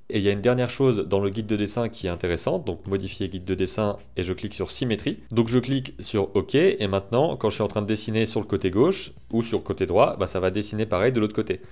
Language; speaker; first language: French; native; French